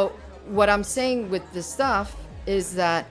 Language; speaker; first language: English; early bilingual, other home language; Spanish